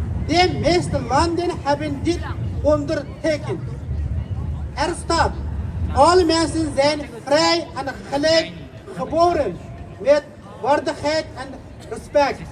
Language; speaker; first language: Dutch; non-native, learner; Uyghur